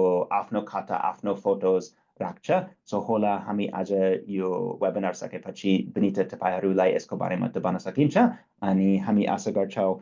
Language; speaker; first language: Nepali; non-native, fluent; English